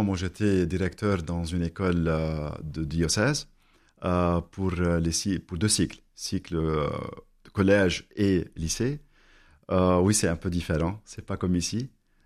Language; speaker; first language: French; non-native, local second language; Arabic